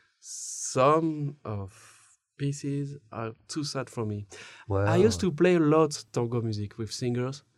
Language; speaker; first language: English; non-native, learner; French